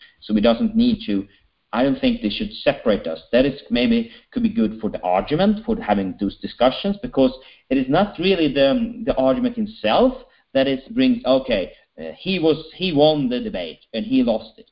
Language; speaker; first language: English; non-native, fluent; Swedish